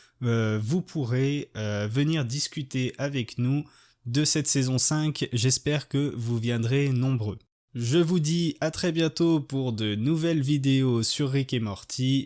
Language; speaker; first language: French; native; French